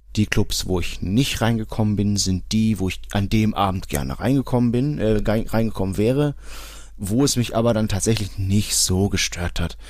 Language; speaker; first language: German; early bilingual, other home language; Portuguese